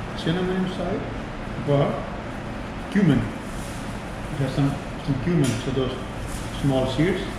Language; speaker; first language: English; non-native, local second language; Urdu